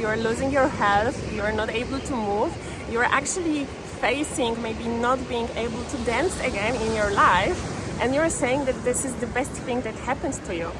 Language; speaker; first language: English; non-native, fluent; Polish